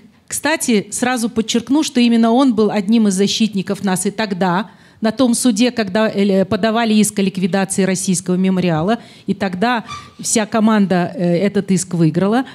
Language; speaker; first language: Russian; native; Russian